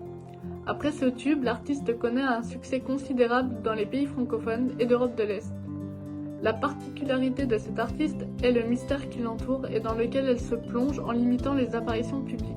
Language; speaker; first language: French; native; French